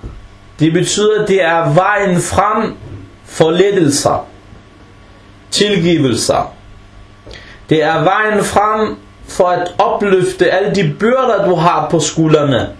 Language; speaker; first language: Danish; early bilingual, other home language; Arabic